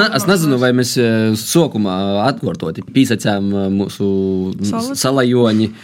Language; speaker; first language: Latvian; native; Latvian